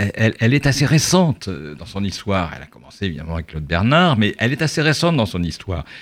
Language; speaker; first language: French; native; French